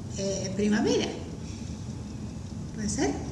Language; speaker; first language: Spanish; native; Spanish